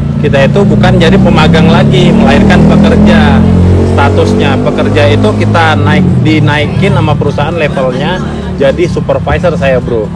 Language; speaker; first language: Indonesian; native; Indonesian